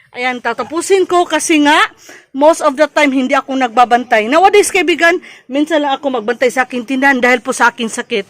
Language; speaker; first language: Filipino; non-native, local second language; Cebuano